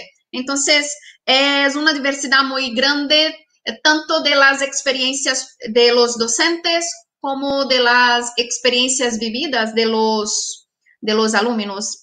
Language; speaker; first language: Spanish; non-native, fluent; Portuguese